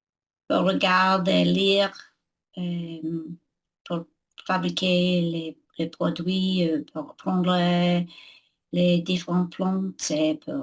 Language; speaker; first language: French; non-native, learner; English